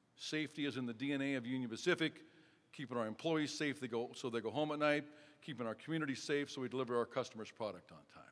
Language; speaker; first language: English; native; English